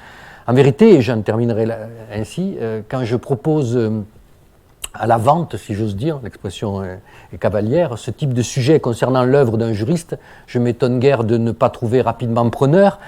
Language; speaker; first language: French; native; French